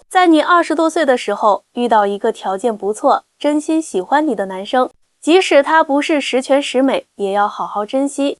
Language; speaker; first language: Chinese; native; Chinese